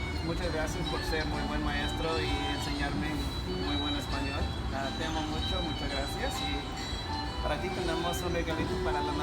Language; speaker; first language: Spanish; non-native, learner; English